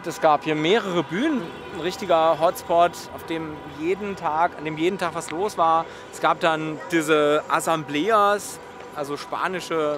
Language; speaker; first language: German; native; German